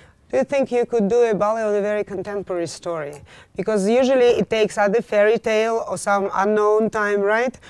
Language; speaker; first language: English; non-native, fluent; Russian